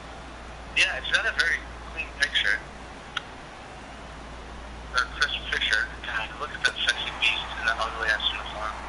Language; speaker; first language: English; native; English